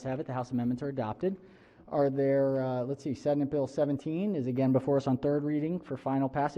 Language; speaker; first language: English; native; English